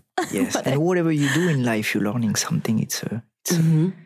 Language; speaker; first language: English; non-native, fluent; French